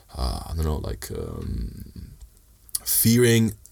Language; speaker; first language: English; early bilingual, heritage; Dutch